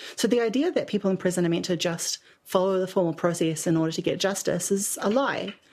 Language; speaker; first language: English; native; English